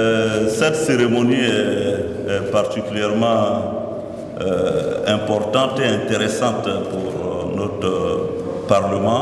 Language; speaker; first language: French; native; French